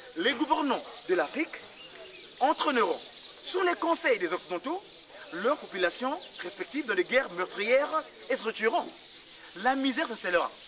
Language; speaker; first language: French; non-native, local second language; Kongo